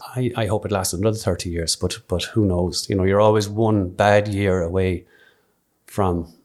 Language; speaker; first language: English; native; English